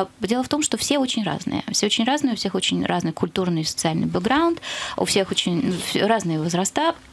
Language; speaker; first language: Russian; native; Russian